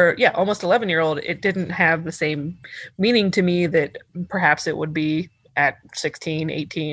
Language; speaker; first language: English; native; English